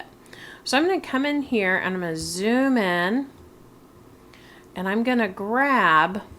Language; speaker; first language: English; native; English